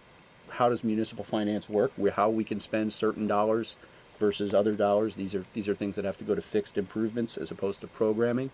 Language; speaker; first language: English; native; English